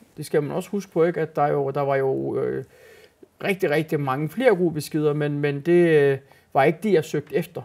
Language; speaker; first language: Danish; early bilingual, other home language; Turkish